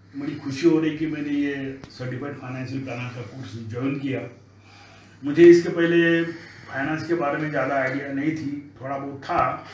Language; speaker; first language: Hindi; non-native, local second language; Marathi